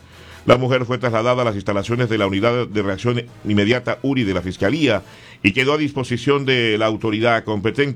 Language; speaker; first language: Spanish; native; Spanish